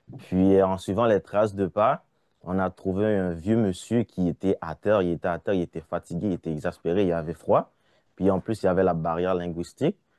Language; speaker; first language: French; non-native, local second language; Haitian Creole